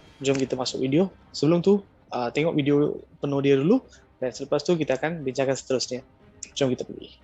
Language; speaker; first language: Malay; non-native, local second language; Tamil